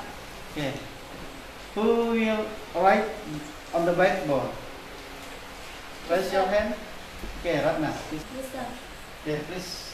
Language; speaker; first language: English; non-native, learner; Indonesian